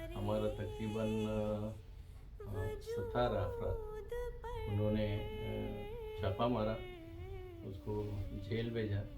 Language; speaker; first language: Hindi; non-native, fluent; Pashto